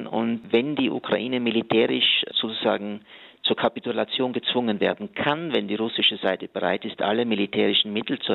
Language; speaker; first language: German; native; German